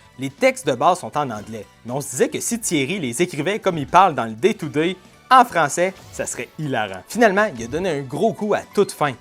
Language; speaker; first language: French; native; French